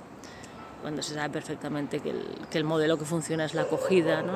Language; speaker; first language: Spanish; native; Spanish